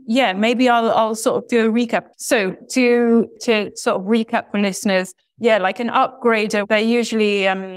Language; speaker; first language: English; native; English